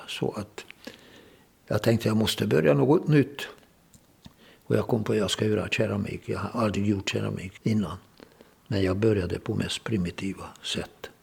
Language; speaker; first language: Swedish; non-native, fluent; Hungarian